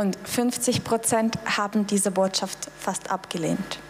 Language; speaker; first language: German; non-native, fluent; Russian